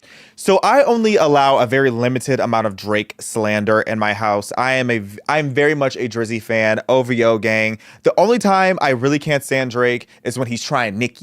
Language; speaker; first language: English; native; English